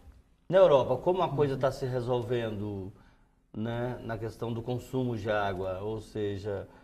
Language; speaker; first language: Portuguese; native; Portuguese